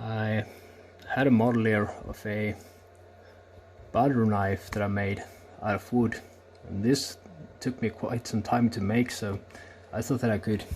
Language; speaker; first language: English; non-native, fluent; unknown